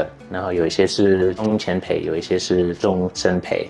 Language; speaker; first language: Chinese; non-native, fluent; English